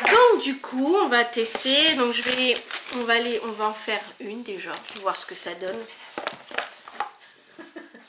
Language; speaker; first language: French; native; French